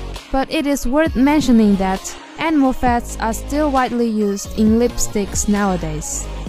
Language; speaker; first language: English; non-native, fluent; Chinese